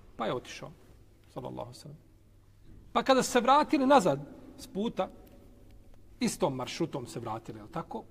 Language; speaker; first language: Bosnian; native; Bosnian